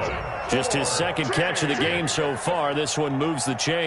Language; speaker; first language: English; native; English